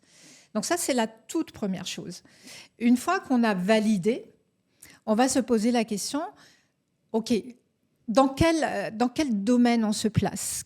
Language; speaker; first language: French; native; French